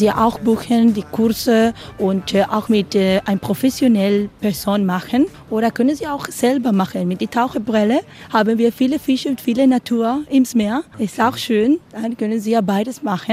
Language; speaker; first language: German; non-native, fluent; Spanish